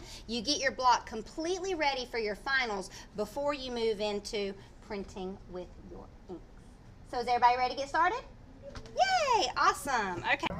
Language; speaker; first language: English; native; English